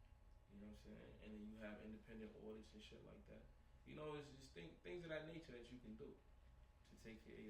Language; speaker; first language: English; native; English